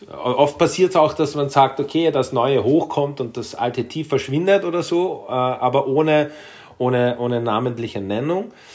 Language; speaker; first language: German; native; German